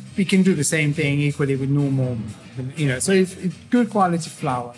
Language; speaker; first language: English; non-native, fluent; Italian